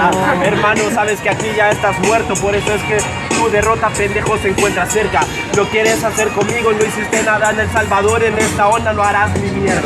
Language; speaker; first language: Spanish; native; Spanish